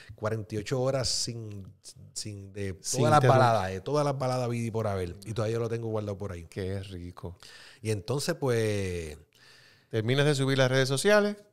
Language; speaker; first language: Spanish; native; Spanish